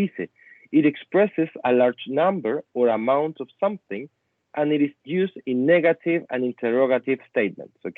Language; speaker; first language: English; non-native, fluent; Spanish